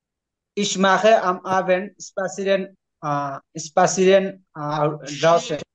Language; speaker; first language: German; non-native, learner; Bangla